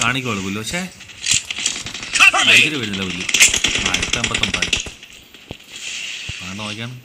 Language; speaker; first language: Malayalam; native; Malayalam